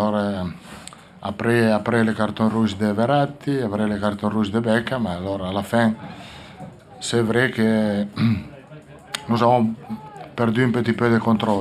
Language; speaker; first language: French; non-native, learner; Italian